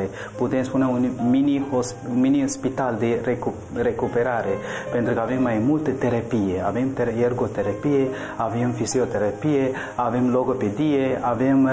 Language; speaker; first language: Romanian; non-native, learner; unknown